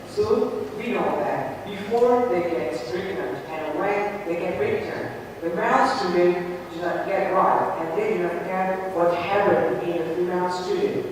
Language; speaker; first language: English; non-native, learner; Indonesian